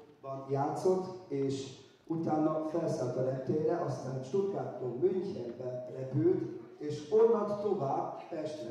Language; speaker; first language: Hungarian; non-native, learner; German